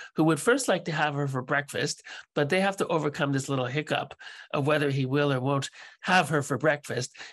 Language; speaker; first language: English; native; English